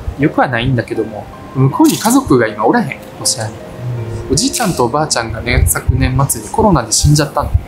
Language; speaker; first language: Japanese; early bilingual, other home language; Russian